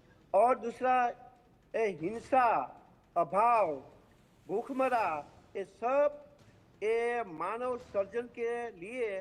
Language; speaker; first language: Hindi; non-native, local second language; Gujarati